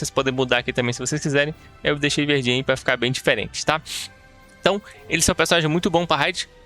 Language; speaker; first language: Portuguese; native; Portuguese